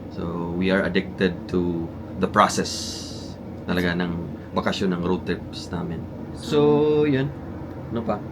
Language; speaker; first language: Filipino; non-native, local second language; Cebuano